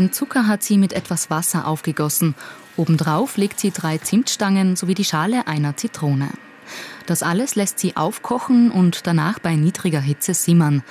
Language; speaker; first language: German; native; German